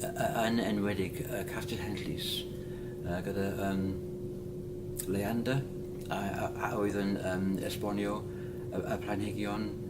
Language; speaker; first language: Welsh; non-native, learner; English